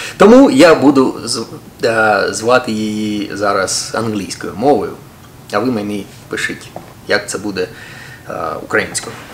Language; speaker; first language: Ukrainian; non-native, local second language; Russian